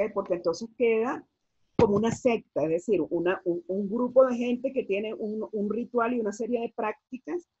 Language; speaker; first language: Spanish; native; Spanish